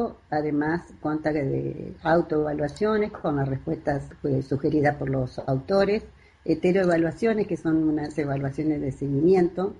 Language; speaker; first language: Spanish; native; Spanish